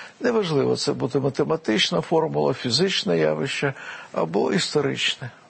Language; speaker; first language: Ukrainian; non-native, local second language; Russian